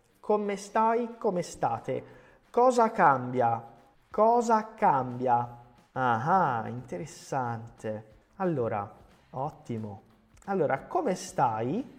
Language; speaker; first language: Italian; non-native, fluent; Portuguese